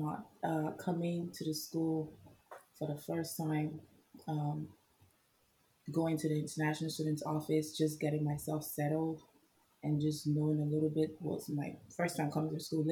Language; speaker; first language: English; non-native, local second language; Igbo